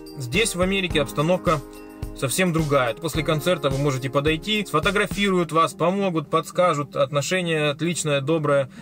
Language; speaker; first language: Russian; native; Russian